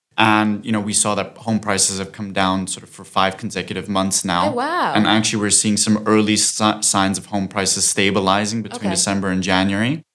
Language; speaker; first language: English; non-native, fluent; German